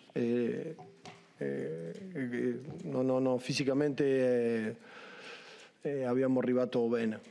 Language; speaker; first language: Italian; non-native, learner; Spanish